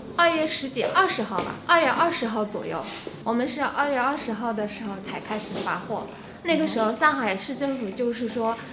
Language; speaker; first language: Chinese; native; Chinese